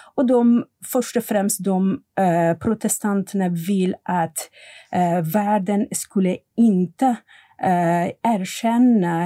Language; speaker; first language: Swedish; non-native, fluent; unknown